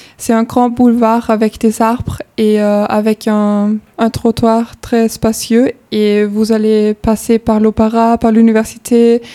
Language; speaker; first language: French; non-native, fluent; German